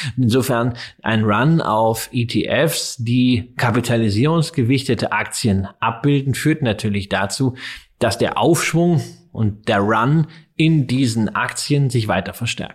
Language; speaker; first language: German; native; German